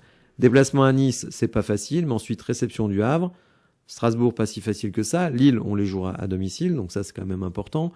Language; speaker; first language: French; native; French